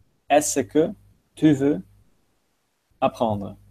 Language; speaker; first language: French; non-native, fluent; Dutch